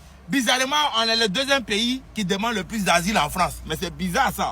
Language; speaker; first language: French; native; French